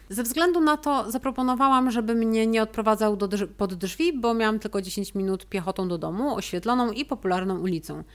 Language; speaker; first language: Polish; native; Polish